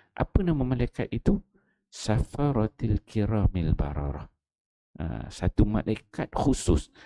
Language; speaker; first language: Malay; native; Malay